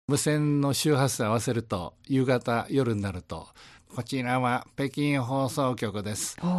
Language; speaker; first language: Japanese; native; Japanese